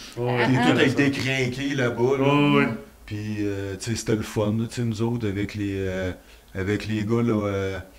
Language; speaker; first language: French; native; French